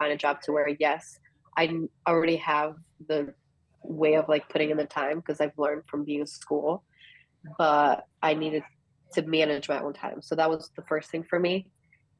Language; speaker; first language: English; early bilingual, other home language; Greek